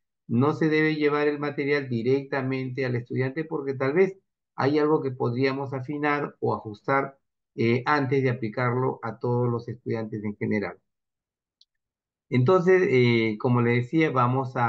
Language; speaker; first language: Spanish; native; Spanish